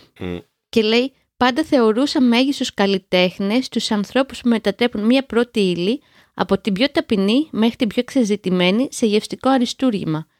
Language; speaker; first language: Greek; native; Greek